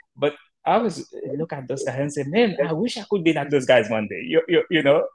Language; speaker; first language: English; non-native, fluent; Haitian Creole